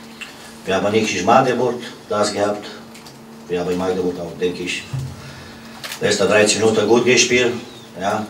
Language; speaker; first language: German; non-native, fluent; Romanian